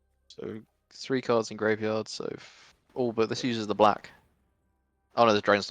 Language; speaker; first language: English; native; English